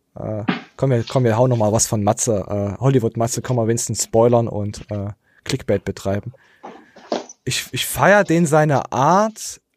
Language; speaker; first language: German; native; German